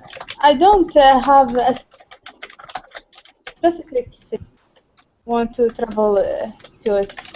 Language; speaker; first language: English; non-native, learner; Arabic